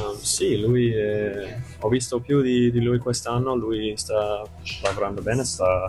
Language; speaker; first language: Italian; non-native, fluent; English